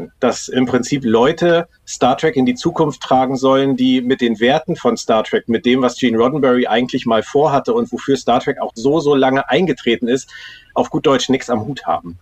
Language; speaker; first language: German; native; German